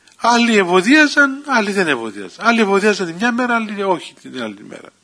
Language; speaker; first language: Greek; native; Greek